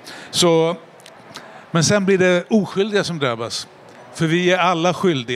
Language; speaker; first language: Swedish; native; Swedish